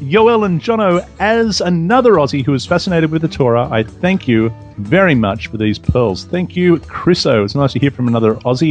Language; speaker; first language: English; native; English